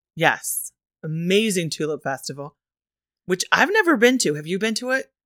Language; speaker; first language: English; native; English